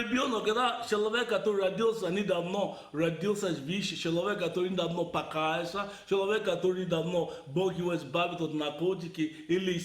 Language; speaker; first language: Russian; non-native, learner; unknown